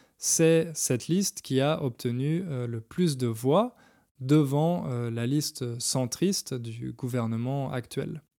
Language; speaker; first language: French; native; French